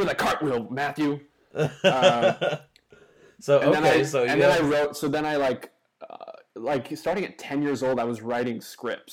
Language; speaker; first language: English; native; English